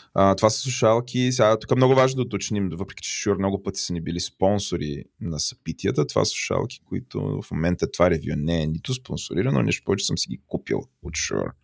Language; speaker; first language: Bulgarian; native; Bulgarian